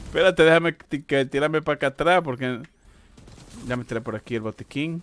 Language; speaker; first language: Spanish; native; Spanish